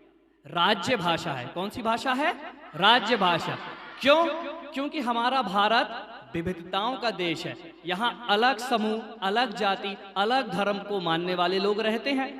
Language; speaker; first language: Hindi; native; Hindi